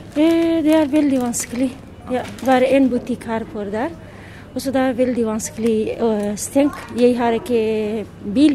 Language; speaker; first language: Norwegian; non-native, learner; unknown